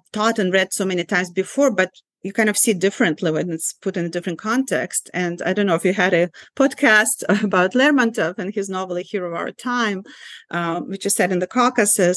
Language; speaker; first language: English; non-native, fluent; Ukrainian